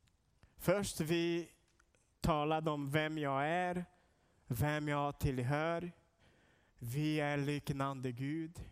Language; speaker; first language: Swedish; non-native, learner; Portuguese